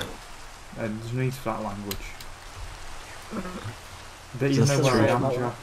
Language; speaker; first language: English; native; English